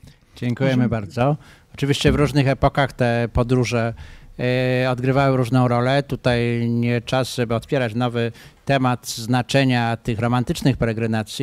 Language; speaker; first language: Polish; native; Polish